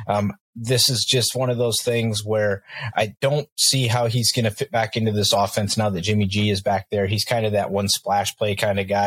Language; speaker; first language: English; native; English